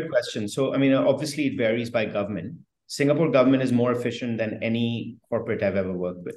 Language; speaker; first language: English; non-native, local second language; Hindi